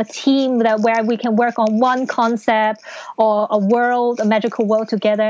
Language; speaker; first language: English; non-native, local second language; Cantonese